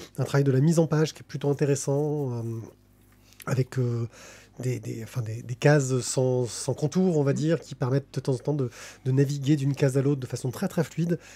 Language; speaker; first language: French; native; French